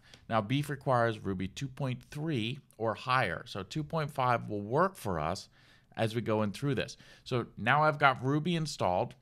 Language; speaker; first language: English; native; English